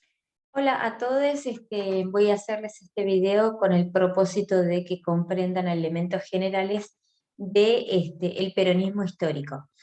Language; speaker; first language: Spanish; native; Spanish